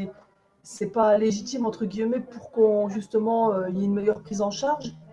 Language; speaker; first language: French; native; French